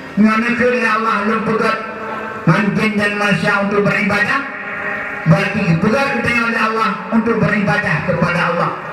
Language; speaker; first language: Malay; non-native, local second language; Achinese